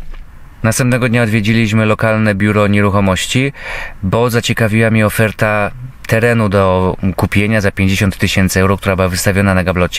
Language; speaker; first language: Polish; native; Polish